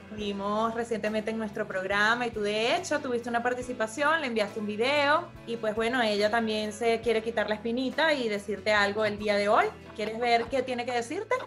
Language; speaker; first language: Spanish; native; Spanish